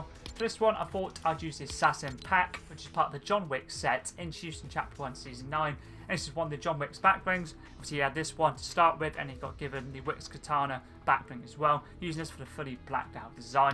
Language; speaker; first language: English; native; English